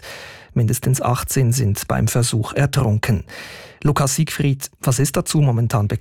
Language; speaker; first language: German; native; German